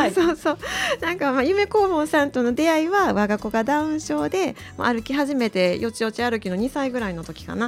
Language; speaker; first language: Japanese; native; Japanese